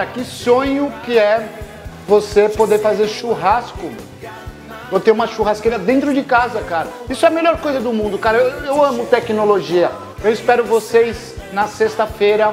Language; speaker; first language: Portuguese; native; Portuguese